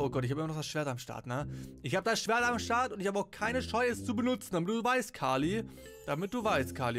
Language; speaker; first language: German; native; German